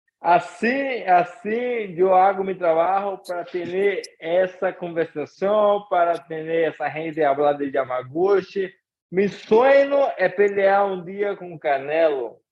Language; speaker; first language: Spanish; non-native, learner; Portuguese